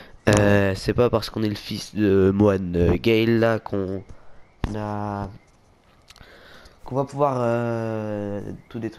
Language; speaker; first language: French; native; French